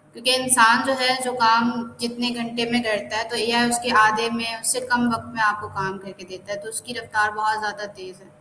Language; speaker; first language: Urdu; non-native, local second language; Sindhi